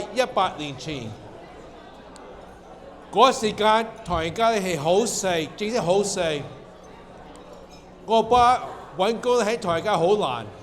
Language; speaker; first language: Cantonese; early bilingual, heritage; Cantonese